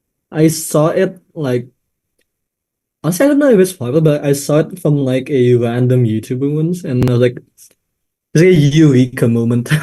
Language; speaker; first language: English; non-native, fluent; Indonesian